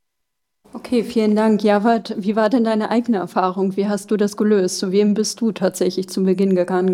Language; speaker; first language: German; native; German